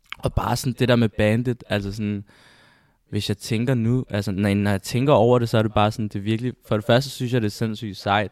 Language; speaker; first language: Danish; early bilingual, other home language; Spanish